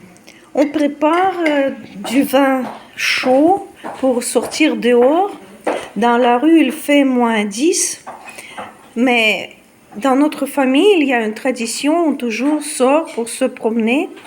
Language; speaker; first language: French; non-native, fluent; Russian